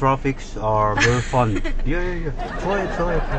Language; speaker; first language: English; non-native, local second language; Filipino